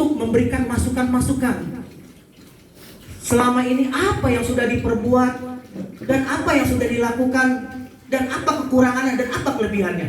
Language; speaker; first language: Indonesian; native; Indonesian